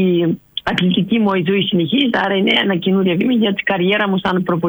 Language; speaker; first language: Greek; non-native, learner; Russian